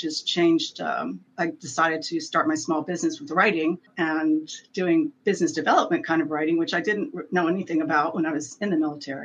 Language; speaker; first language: English; native; English